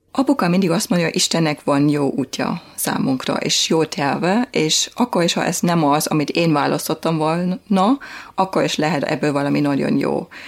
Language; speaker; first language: Hungarian; non-native, fluent; German